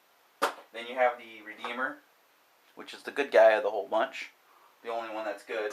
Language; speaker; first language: English; native; English